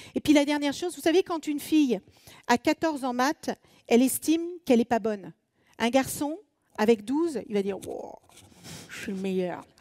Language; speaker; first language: French; native; French